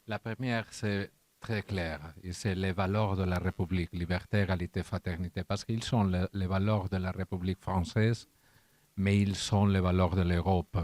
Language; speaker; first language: French; non-native, learner; Catalan